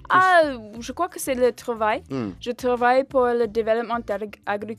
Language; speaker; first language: French; non-native, learner; English